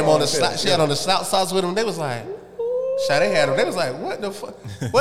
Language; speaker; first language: English; native; English